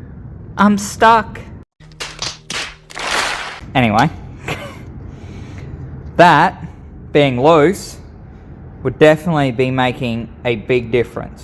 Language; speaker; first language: English; native; English